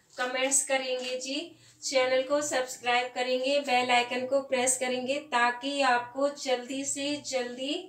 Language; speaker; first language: Hindi; native; Hindi